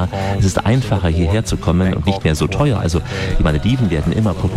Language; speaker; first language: German; native; German